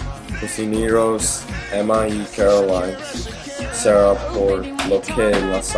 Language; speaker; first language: Spanish; non-native, learner; English